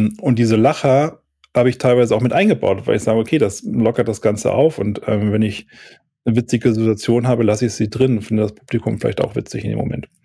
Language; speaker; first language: German; native; German